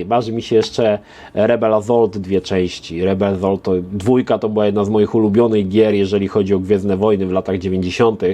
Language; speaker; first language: Polish; native; Polish